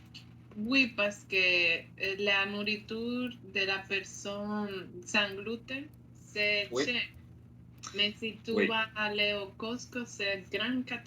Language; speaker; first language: French; non-native, learner; Spanish